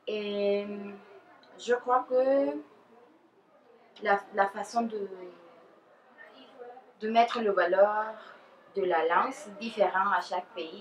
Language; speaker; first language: French; non-native, fluent; Spanish